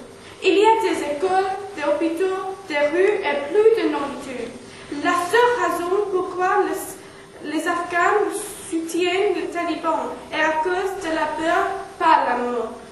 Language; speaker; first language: French; non-native, learner; English